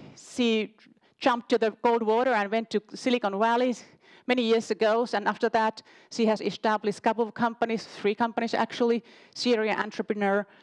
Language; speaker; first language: English; non-native, fluent; Finnish